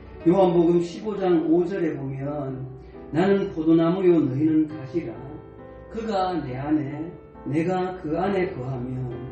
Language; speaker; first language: Korean; native; Korean